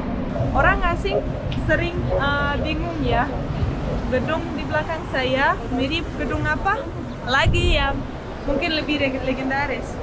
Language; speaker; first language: Indonesian; non-native, fluent; Russian